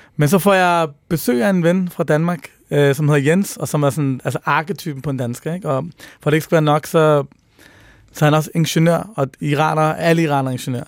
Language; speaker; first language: Danish; early bilingual, other home language; Persian